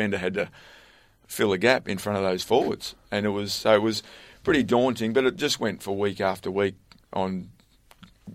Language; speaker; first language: English; native; English